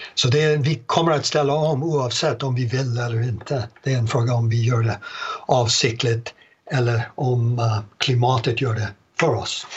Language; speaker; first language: Swedish; non-native, fluent; English